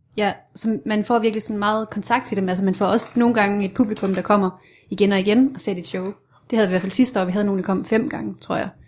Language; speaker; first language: Danish; native; Danish